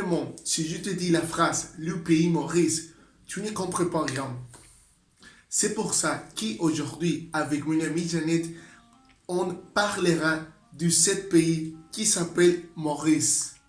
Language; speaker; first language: French; non-native, learner; Spanish